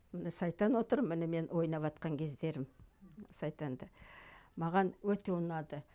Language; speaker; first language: Kazakh; native; Kazakh